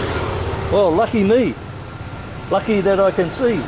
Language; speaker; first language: English; native; English